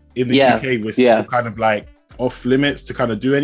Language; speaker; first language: English; native; English